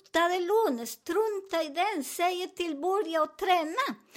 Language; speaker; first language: Swedish; non-native, fluent; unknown